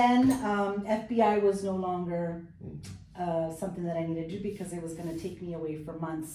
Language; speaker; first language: English; early bilingual, other home language; Spanish